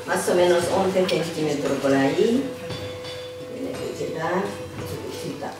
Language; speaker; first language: Spanish; non-native, learner; Japanese